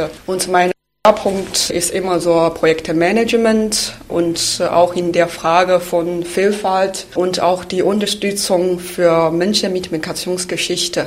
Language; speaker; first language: German; non-native, fluent; Chinese